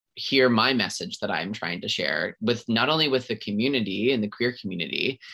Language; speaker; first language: English; native; English